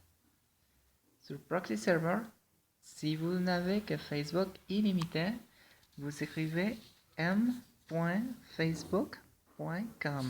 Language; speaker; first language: French; non-native, fluent; Spanish